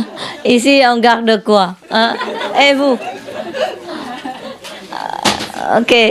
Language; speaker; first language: French; non-native, learner; Vietnamese